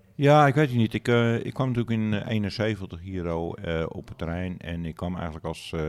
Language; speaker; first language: Dutch; native; Dutch